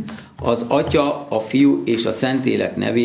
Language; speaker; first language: Hungarian; native; Hungarian